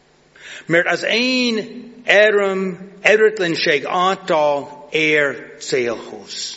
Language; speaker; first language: Hungarian; non-native, fluent; English